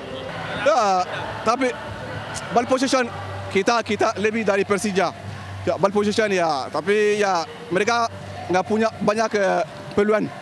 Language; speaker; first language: Indonesian; non-native, learner; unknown